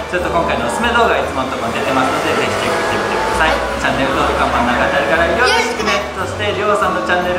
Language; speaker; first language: Japanese; native; Japanese